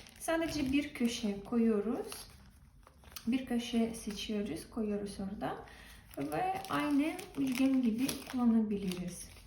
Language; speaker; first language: Turkish; non-native, learner; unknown